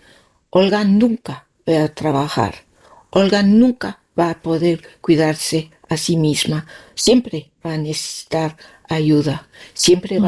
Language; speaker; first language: Spanish; non-native, learner; Danish